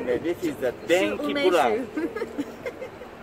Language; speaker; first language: English; non-native, learner; Japanese